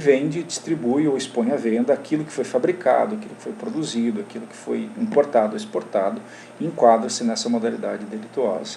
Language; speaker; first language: Portuguese; native; Portuguese